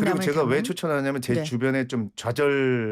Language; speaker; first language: Korean; native; Korean